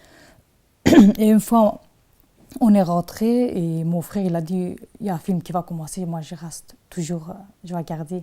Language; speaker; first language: French; non-native, learner; Turkish